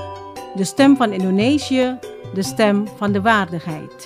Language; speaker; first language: Dutch; non-native, fluent; Indonesian